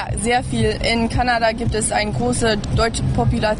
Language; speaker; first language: German; early bilingual, heritage; English